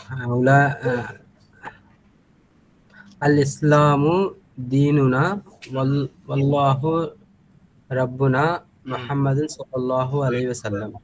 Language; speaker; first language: Arabic; non-native, learner; Tamil